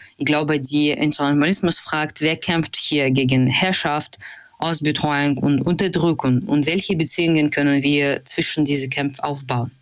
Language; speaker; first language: German; non-native, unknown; Russian